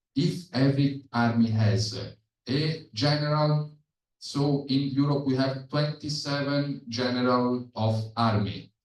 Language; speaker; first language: English; non-native, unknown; Italian